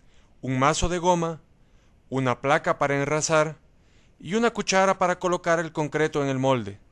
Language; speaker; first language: Spanish; native; Spanish